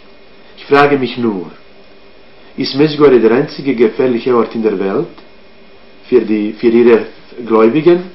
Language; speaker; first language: German; non-native, fluent; Croatian